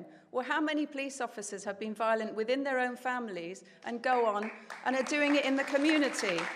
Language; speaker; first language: English; native; English